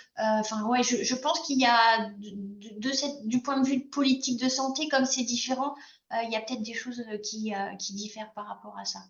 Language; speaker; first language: French; native; French